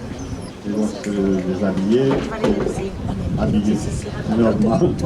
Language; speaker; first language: French; non-native, learner; Catalan